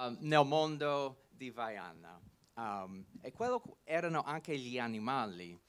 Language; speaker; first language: Italian; non-native, learner; English